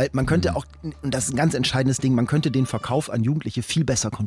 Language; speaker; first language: German; native; German